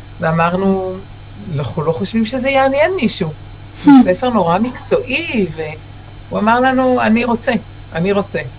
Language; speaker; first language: Hebrew; native; Hebrew